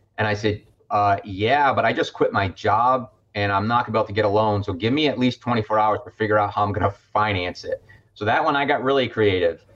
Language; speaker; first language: English; native; English